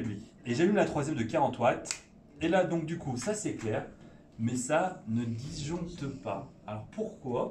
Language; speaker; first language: French; native; French